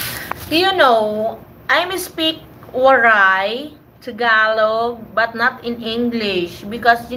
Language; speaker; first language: English; non-native, learner; Waray